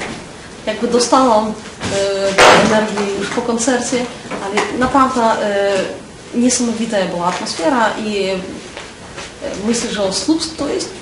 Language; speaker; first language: Polish; non-native, fluent; Russian